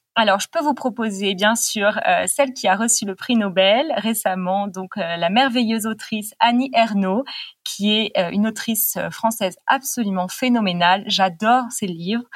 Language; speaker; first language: French; native; French